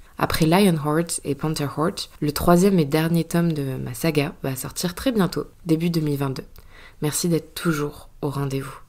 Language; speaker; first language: French; native; French